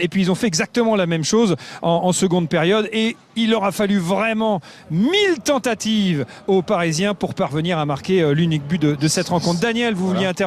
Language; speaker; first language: French; native; French